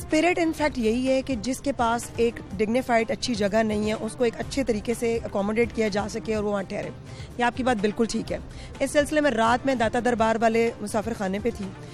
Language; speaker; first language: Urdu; non-native, local second language; Punjabi